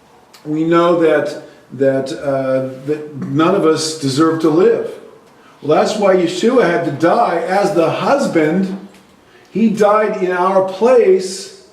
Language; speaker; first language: English; native; English